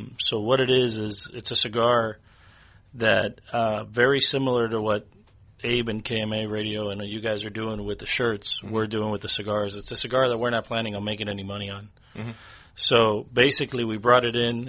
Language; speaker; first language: English; native; English